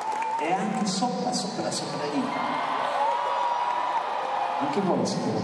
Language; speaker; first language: Italian; non-native, fluent; English